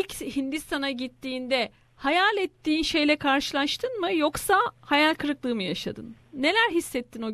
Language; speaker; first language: Turkish; native; Turkish